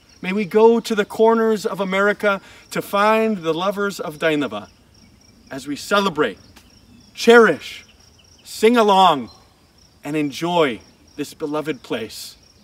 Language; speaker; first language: English; early bilingual, other home language; Lithuanian